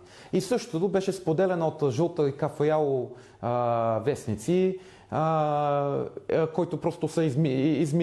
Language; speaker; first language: Bulgarian; non-native, fluent; English